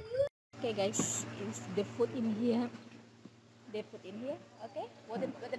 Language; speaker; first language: English; non-native, learner; Indonesian